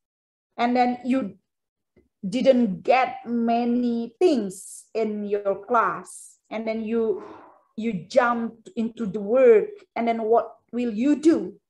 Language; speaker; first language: English; non-native, fluent; Indonesian